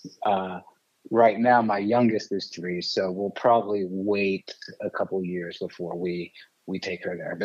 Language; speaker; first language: English; early bilingual, other home language; French